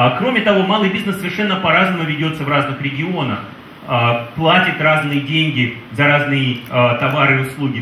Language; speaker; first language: Russian; native; Russian